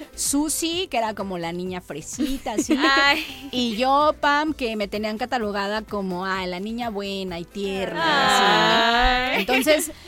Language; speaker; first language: Spanish; native; Spanish